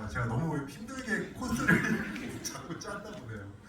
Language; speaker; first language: Korean; native; Korean